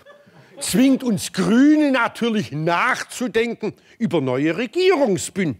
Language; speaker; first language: German; native; German